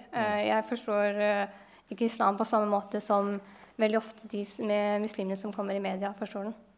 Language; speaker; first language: Norwegian; early bilingual, other home language; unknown